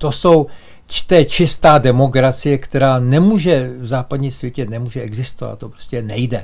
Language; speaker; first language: Czech; native; Czech